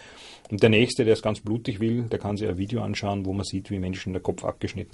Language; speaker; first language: German; native; German